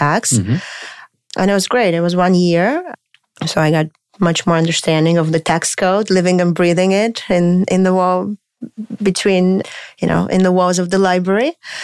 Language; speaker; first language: English; non-native, fluent; Romanian